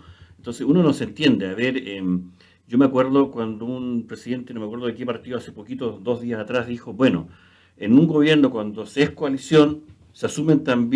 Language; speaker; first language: Spanish; native; Spanish